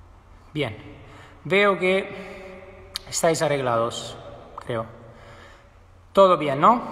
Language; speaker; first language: Spanish; non-native, fluent; Italian